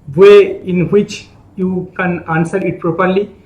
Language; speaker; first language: English; non-native, local second language; Bangla